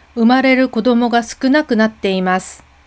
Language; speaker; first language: Japanese; non-native, fluent; Korean